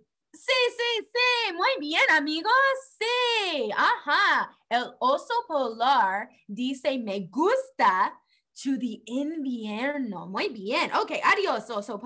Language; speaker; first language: Spanish; non-native, fluent; English